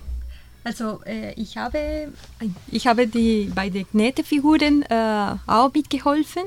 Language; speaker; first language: German; non-native, fluent; Spanish